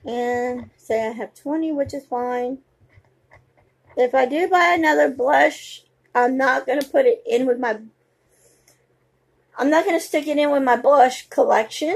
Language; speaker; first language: English; native; English